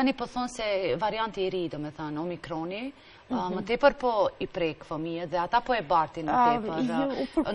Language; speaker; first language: Albanian; native; Albanian